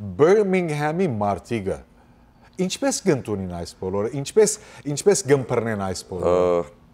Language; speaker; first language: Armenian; early bilingual, heritage; Armenian